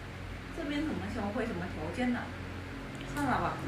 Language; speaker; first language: Chinese; native; Chinese